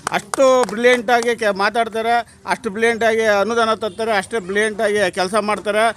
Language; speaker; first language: Kannada; native; Kannada